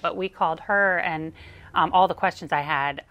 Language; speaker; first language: English; native; English